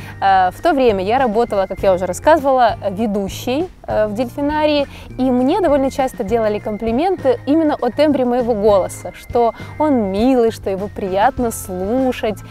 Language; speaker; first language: Russian; native; Russian